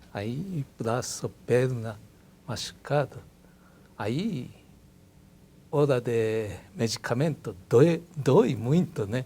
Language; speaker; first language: Portuguese; non-native, learner; Japanese